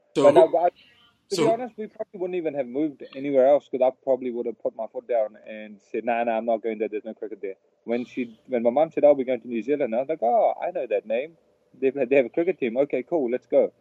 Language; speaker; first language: English; early bilingual, other home language; Telugu